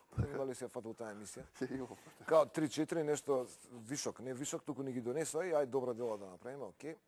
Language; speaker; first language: Macedonian; native; Macedonian